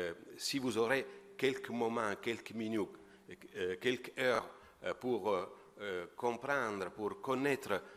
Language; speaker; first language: French; non-native, fluent; Italian